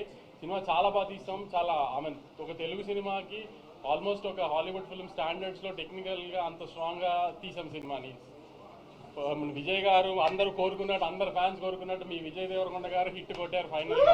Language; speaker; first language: Telugu; native; Telugu